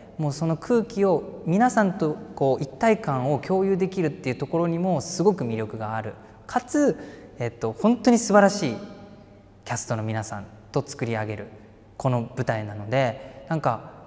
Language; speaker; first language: Japanese; native; Japanese